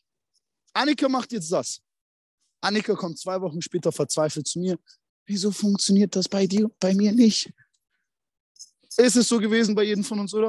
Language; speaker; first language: German; native; German